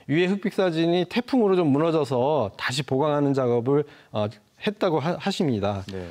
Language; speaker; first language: Korean; native; Korean